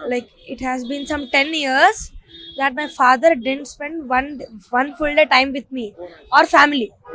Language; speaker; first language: English; non-native, local second language; Telugu